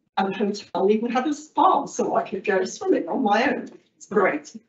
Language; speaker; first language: English; native; English